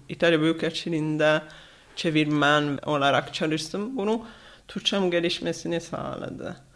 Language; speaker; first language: Turkish; non-native, fluent; Italian